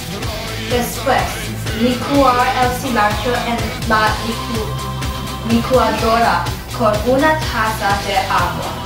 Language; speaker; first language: Spanish; non-native, learner; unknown